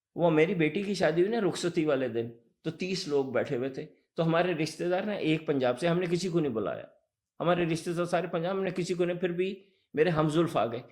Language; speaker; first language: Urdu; early bilingual, heritage; Urdu